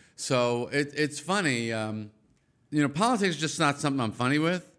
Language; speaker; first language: English; native; English